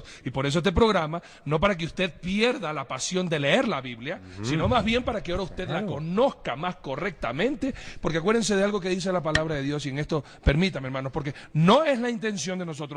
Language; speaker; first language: Spanish; native; Spanish